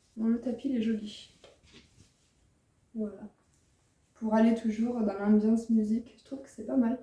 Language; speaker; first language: French; native; French